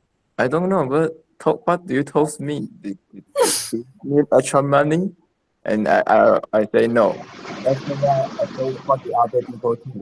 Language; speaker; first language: English; non-native, learner; Chinese